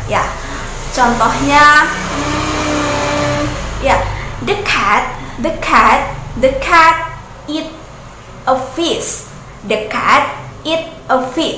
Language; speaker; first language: English; non-native, learner; Indonesian